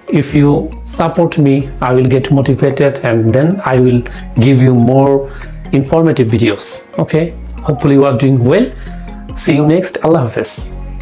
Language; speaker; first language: English; non-native, local second language; Bangla